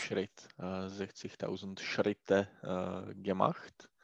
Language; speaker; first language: German; non-native, learner; Czech